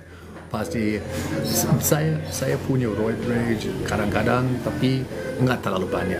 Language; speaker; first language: Indonesian; non-native, learner; English